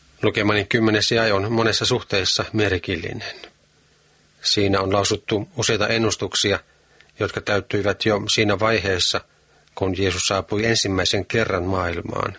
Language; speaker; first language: Finnish; native; Finnish